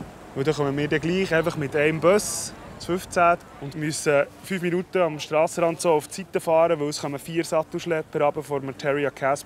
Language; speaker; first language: German; native; German